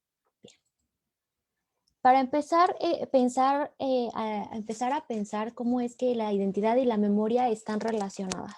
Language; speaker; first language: Spanish; native; Spanish